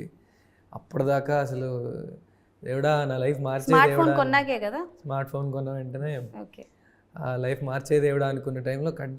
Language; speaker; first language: Telugu; native; Telugu